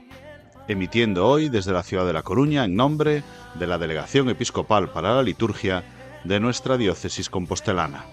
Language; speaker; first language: Spanish; native; Spanish